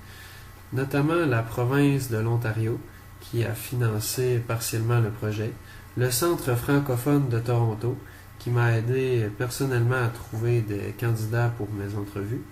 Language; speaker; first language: French; native; French